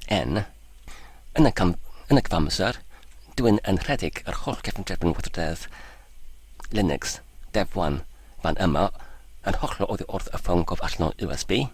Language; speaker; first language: Welsh; non-native, learner; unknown